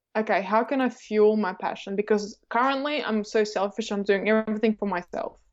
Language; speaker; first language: English; early bilingual, other home language; Russian